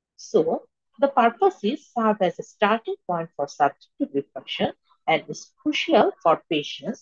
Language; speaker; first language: English; non-native, local second language; Bangla